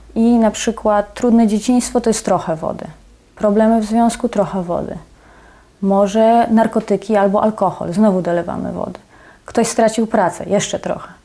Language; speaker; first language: Polish; native; Polish